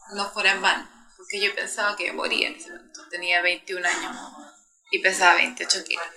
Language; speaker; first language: Spanish; native; Spanish